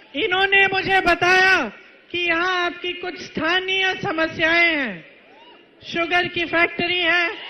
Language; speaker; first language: Hindi; native; Hindi